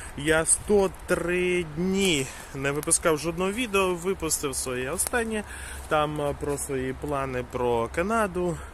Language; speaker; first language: Ukrainian; non-native, local second language; Russian